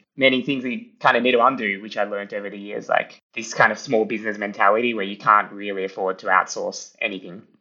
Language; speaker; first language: English; early bilingual, other home language; Italian